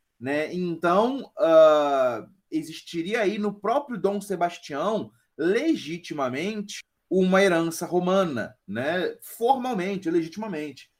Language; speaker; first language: Portuguese; native; Portuguese